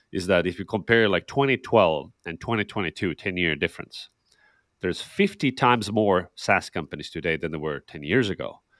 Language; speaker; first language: English; non-native, fluent; Estonian